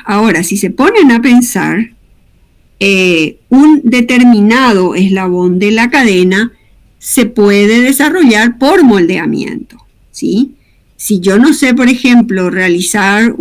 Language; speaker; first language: Spanish; native; Spanish